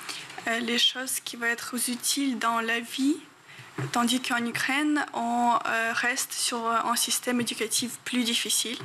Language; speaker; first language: French; non-native, fluent; Ukrainian